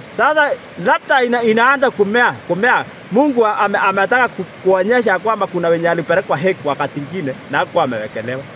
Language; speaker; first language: Swahili; non-native, local second language; Kalenjin